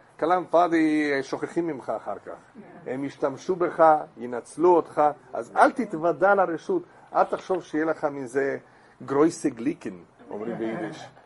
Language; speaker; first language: Hebrew; non-native, fluent; English